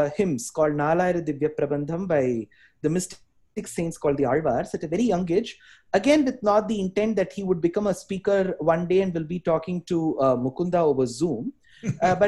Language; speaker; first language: English; non-native, local second language; Tamil